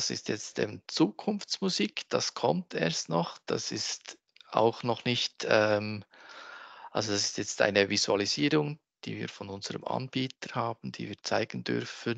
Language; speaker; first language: German; native; German